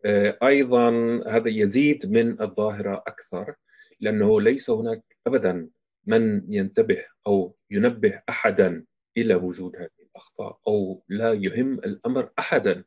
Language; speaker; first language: Arabic; non-native, fluent; German